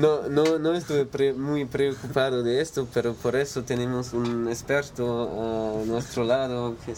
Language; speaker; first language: Spanish; non-native, learner; German